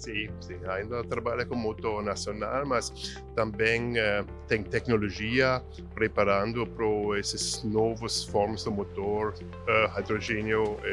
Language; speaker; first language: Portuguese; non-native, fluent; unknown